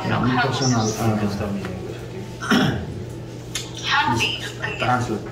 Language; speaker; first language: Korean; non-native, fluent; Indonesian